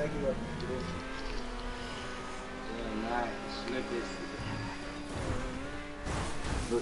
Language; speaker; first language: German; non-native, learner; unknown